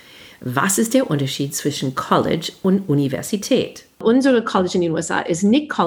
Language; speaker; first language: German; non-native, fluent; English